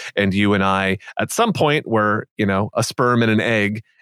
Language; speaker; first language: English; native; English